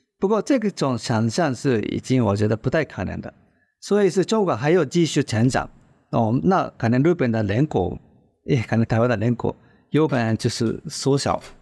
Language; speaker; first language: Chinese; non-native, fluent; Japanese